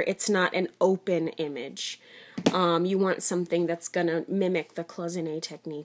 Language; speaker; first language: English; native; English